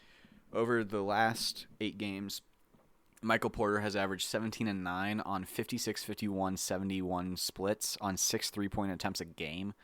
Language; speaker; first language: English; native; English